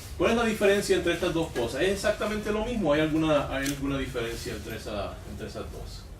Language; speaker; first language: Spanish; early bilingual, heritage; Spanish